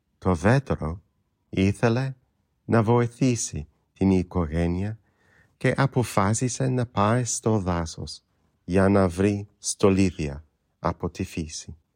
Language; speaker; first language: Greek; non-native, fluent; English